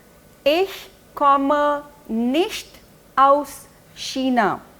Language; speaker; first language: German; non-native, fluent; Hindi